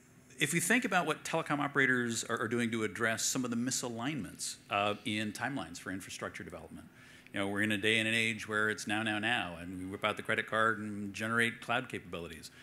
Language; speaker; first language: English; native; English